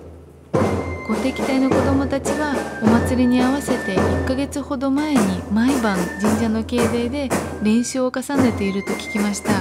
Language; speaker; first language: Japanese; non-native, fluent; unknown